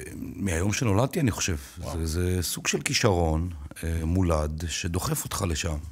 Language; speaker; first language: Hebrew; native; Hebrew